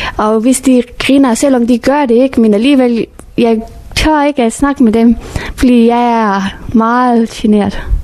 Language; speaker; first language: Danish; non-native, fluent; Persian